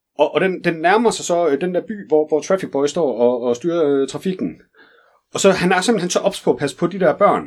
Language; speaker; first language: Danish; native; Danish